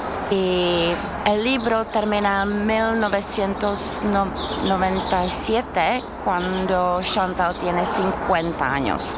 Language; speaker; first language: Spanish; non-native, fluent; Czech